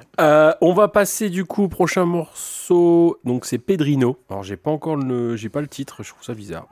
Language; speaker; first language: French; native; French